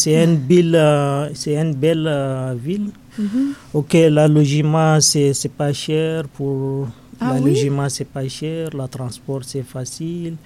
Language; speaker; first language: French; non-native, learner; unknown